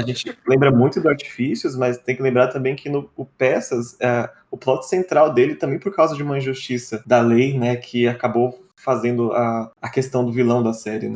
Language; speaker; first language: Portuguese; native; Portuguese